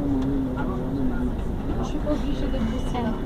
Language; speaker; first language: French; native; French